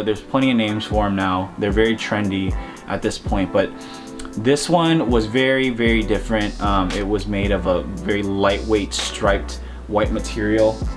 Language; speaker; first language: English; native; English